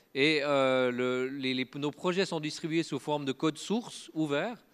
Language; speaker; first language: French; native; French